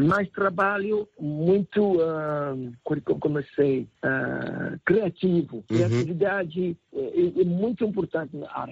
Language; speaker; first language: Portuguese; non-native, learner; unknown